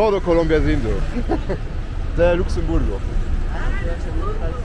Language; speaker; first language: Spanish; non-native, learner; Luxembourgish